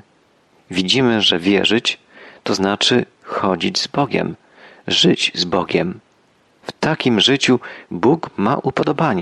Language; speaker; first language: Polish; native; Polish